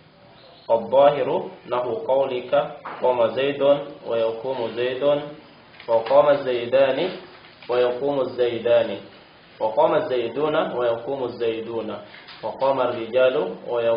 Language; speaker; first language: Arabic; non-native, learner; Indonesian